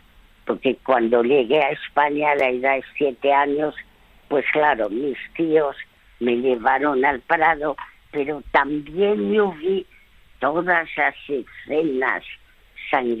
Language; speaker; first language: Spanish; early bilingual, other home language; French